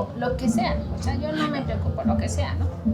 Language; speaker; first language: Spanish; native; Spanish